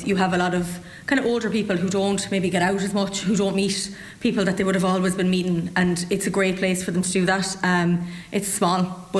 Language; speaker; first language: English; native; English